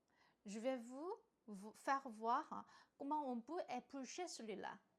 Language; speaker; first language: French; non-native, learner; Korean